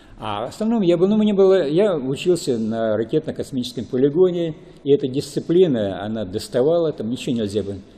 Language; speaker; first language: Russian; native; Russian